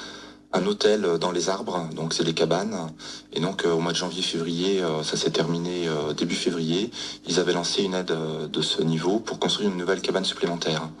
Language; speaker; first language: French; native; French